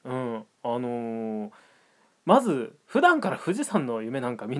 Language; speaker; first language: Japanese; native; Japanese